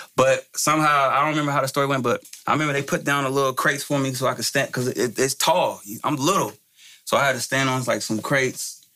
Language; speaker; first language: English; native; English